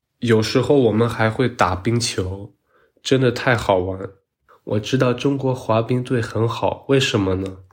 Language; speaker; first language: Chinese; non-native, fluent; German